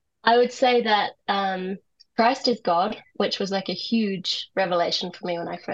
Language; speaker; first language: English; native; English